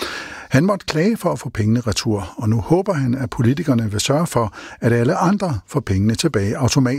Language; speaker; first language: Danish; native; Danish